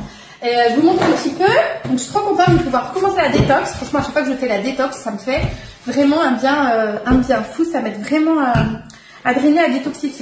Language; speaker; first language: French; native; French